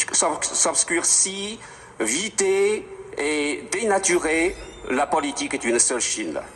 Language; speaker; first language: French; non-native, fluent; Chinese